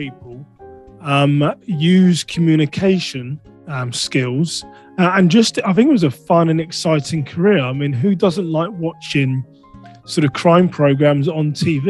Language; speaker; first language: English; native; English